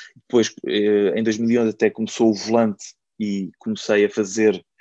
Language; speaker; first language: Portuguese; native; Portuguese